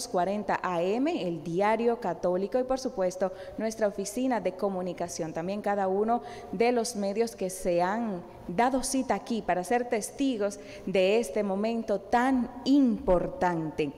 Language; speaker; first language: Spanish; native; Spanish